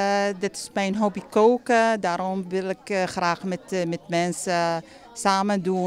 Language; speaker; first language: Dutch; non-native, learner; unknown